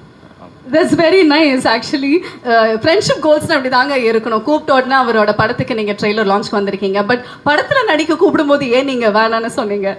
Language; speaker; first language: Tamil; native; Tamil